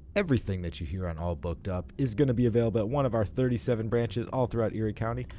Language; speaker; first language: English; native; English